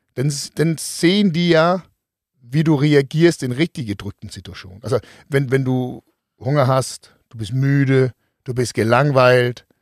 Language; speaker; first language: German; non-native, fluent; Danish